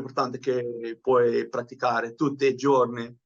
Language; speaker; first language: Italian; non-native, learner; Dutch